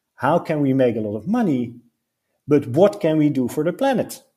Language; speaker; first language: English; non-native, fluent; Dutch